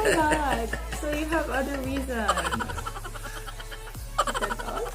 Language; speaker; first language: English; non-native, local second language; Filipino